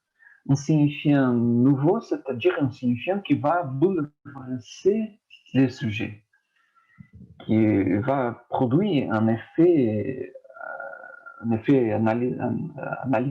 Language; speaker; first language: French; non-native, fluent; Portuguese